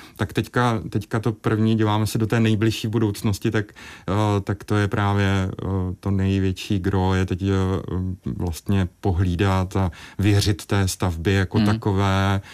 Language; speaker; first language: Czech; native; Czech